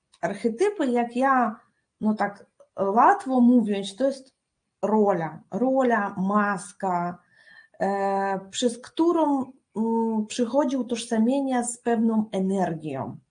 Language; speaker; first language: Polish; non-native, fluent; Russian